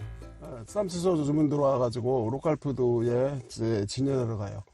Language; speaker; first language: Korean; native; Korean